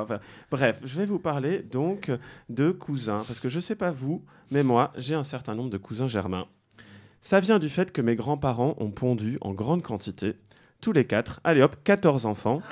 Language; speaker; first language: French; native; French